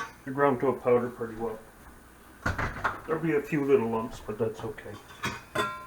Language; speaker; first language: English; native; English